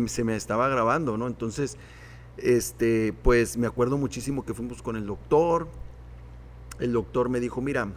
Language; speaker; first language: Spanish; native; Spanish